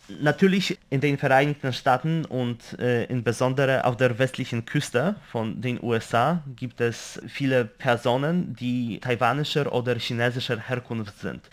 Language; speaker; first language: German; non-native, fluent; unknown